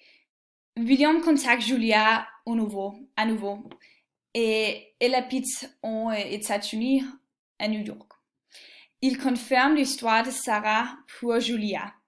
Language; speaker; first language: French; non-native, learner; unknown